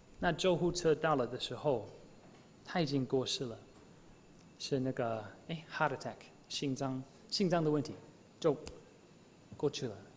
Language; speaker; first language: Chinese; non-native, fluent; English